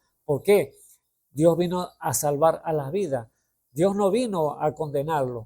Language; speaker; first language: Spanish; native; Spanish